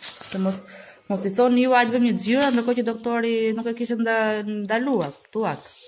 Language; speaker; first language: Italian; non-native, fluent; Albanian